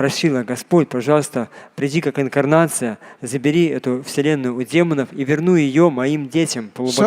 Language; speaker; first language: Russian; native; Russian